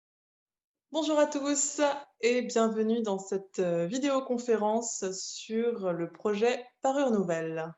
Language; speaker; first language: French; native; French